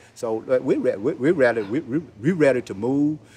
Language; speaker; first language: English; native; English